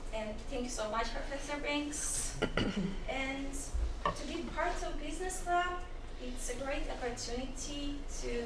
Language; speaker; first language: English; non-native, learner; Ukrainian